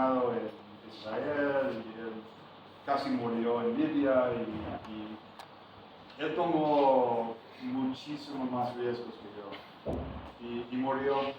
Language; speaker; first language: Spanish; non-native, fluent; English